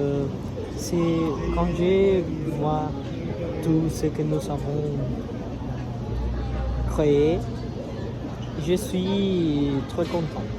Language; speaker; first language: French; non-native, learner; Spanish